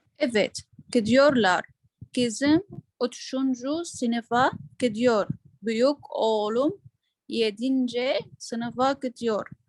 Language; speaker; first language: Turkish; non-native, learner; Arabic